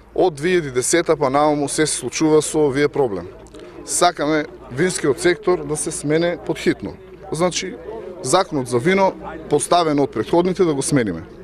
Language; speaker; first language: Macedonian; native; Macedonian